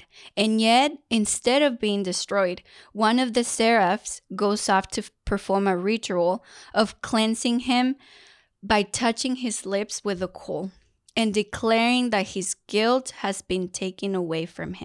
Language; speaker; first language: English; non-native, fluent; Spanish